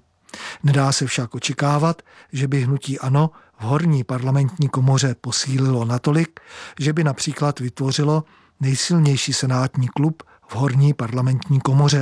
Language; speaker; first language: Czech; native; Czech